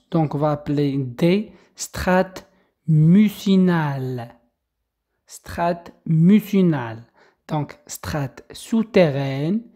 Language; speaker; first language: French; non-native, local second language; Arabic